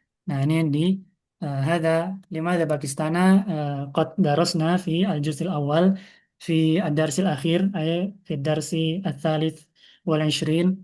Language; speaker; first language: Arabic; non-native, fluent; Indonesian